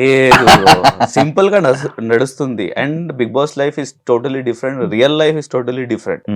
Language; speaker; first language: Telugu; non-native, learner; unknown